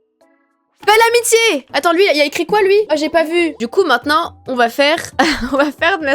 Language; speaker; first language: French; native; French